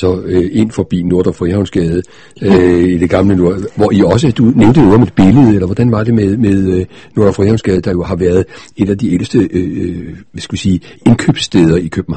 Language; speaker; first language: Danish; native; Danish